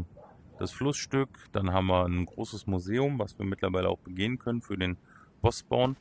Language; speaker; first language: German; native; German